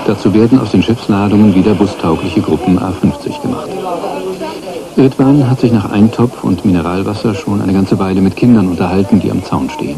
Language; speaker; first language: German; native; German